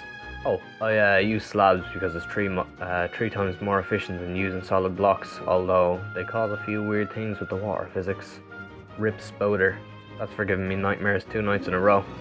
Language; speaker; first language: English; native; English